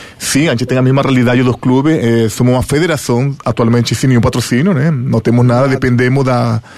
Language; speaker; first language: Portuguese; non-native, fluent; Spanish